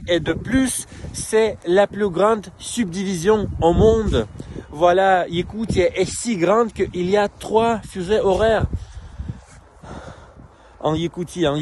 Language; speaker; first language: French; non-native, fluent; Russian